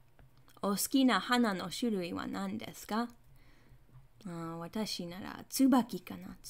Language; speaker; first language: Japanese; non-native, fluent; English